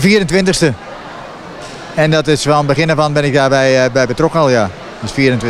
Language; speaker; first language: Dutch; native; Dutch